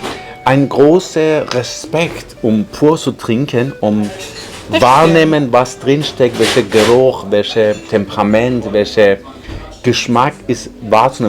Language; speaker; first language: German; non-native, fluent; Persian